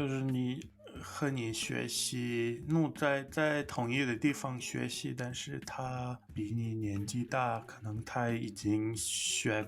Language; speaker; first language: Chinese; non-native, fluent; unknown